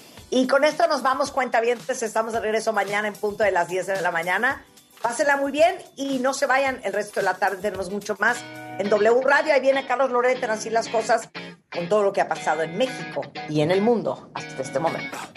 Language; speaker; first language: Spanish; native; Spanish